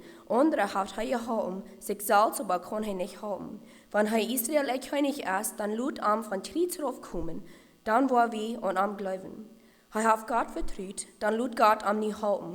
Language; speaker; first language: German; non-native, learner; Plautdietsch